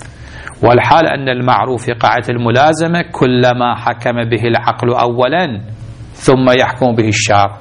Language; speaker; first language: Arabic; native; Arabic